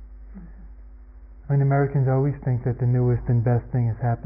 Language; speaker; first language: English; native; English